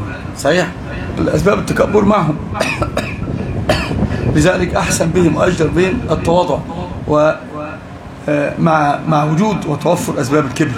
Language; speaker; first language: Arabic; native; Arabic